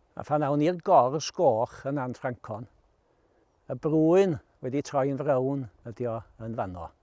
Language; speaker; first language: Welsh; native; Welsh